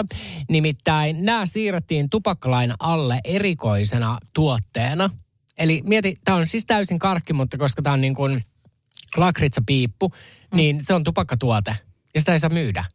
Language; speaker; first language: Finnish; native; Finnish